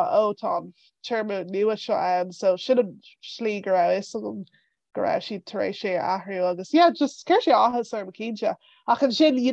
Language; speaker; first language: Irish; non-native, local second language; English